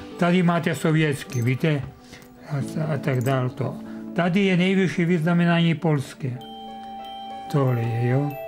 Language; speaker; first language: Czech; non-native, local second language; Rusyn